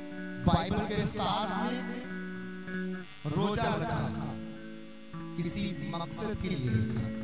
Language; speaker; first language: Hindi; non-native, local second language; Punjabi